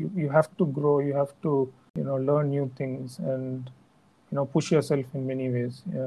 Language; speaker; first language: English; non-native, local second language; Tamil